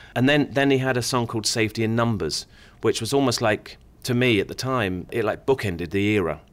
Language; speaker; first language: English; native; English